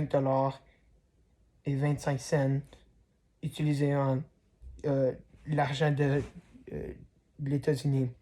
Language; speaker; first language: French; non-native, learner; English